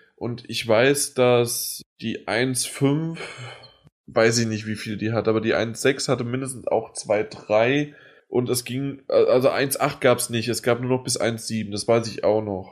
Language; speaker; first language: German; native; German